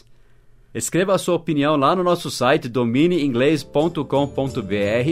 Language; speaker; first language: Portuguese; non-native, fluent; English